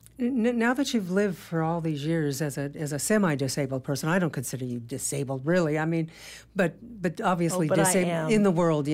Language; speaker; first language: English; native; English